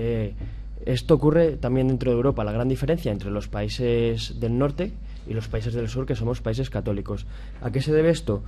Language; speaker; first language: Spanish; native; Spanish